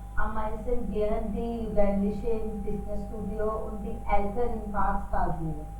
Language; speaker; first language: German; non-native, learner; Hindi